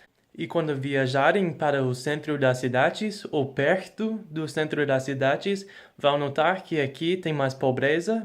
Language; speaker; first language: Portuguese; non-native, fluent; English